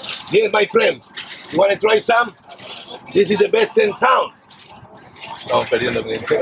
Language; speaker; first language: English; non-native, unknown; Spanish